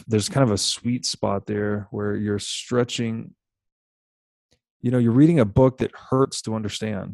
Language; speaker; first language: English; native; English